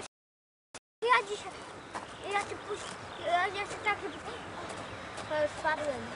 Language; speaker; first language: Polish; early bilingual, other home language; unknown